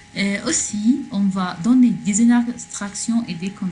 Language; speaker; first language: French; non-native, learner; Arabic